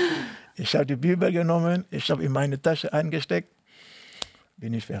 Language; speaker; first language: German; non-native, learner; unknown